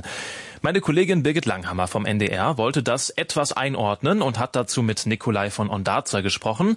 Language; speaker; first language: German; native; German